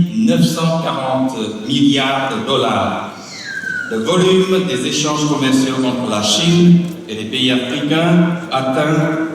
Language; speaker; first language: French; non-native, fluent; Chinese